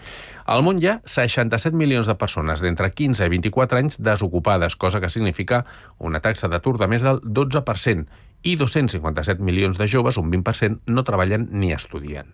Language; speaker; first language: Catalan; native; Catalan